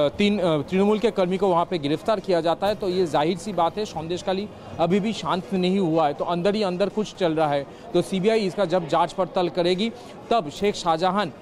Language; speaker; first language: Hindi; non-native, local second language; Bangla